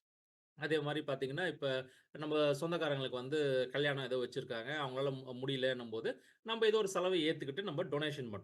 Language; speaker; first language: Tamil; native; Tamil